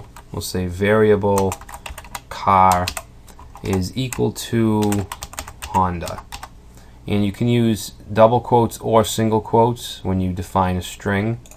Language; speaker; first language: English; native; English